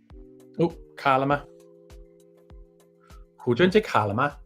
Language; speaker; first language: Chinese; non-native, fluent; English